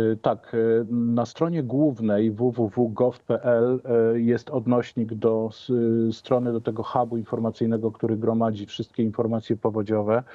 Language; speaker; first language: Polish; native; Polish